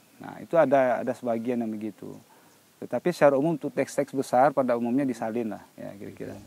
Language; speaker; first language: Indonesian; non-native, local second language; Minangkabau